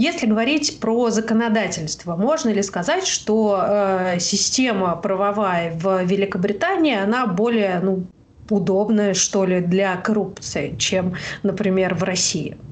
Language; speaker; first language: Russian; native; Russian